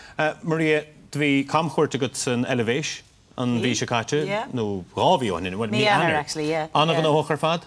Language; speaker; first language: Irish; native; Irish